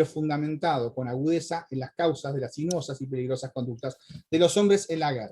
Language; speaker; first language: Spanish; native; Spanish